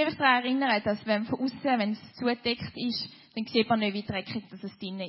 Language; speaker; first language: German; native; German